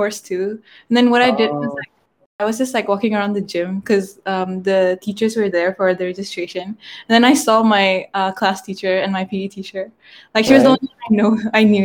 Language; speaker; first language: English; non-native, fluent; Malay